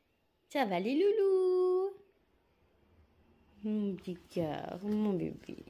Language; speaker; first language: French; native; French